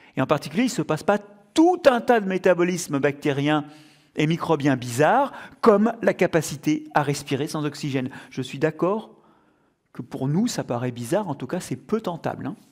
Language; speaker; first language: French; native; French